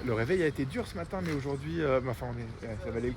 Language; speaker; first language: French; native; French